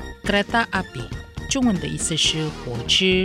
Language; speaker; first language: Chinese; early bilingual, heritage; Chinese